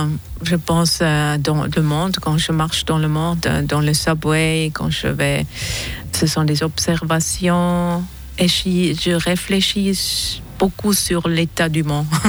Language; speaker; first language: French; non-native, fluent; German